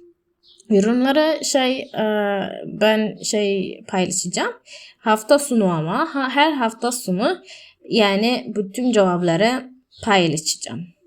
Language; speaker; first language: Turkish; non-native, learner; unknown